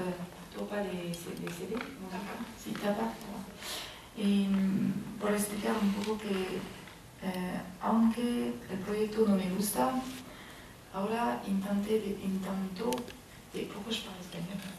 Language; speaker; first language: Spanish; non-native, learner; French